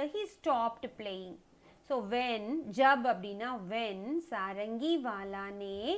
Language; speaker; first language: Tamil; native; Tamil